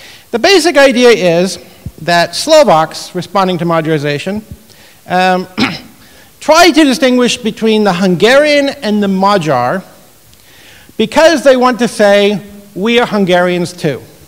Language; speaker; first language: English; native; English